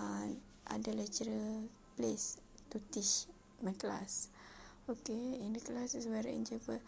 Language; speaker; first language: English; non-native, learner; Malay